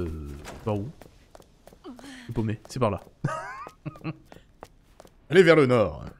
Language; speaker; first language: French; native; French